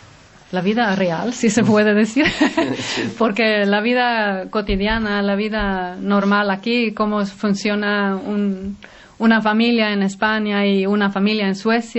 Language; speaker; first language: Spanish; non-native, fluent; Swedish